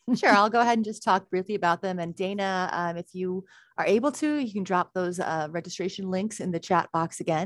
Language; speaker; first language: English; native; English